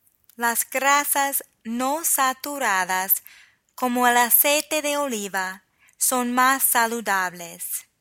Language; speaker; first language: Spanish; non-native, fluent; English